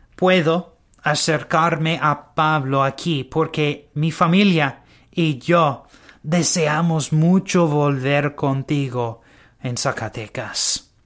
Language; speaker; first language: Spanish; non-native, learner; English